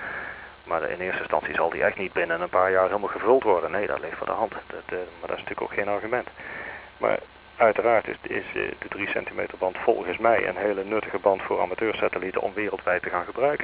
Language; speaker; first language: Dutch; native; Dutch